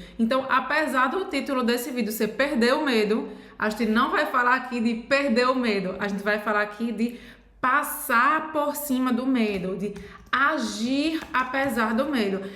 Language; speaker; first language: Portuguese; native; Portuguese